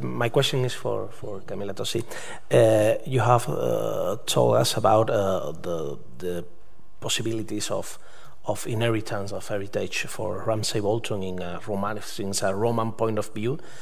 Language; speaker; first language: English; non-native, fluent; Spanish